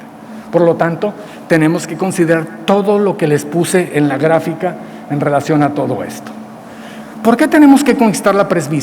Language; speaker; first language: Spanish; native; Spanish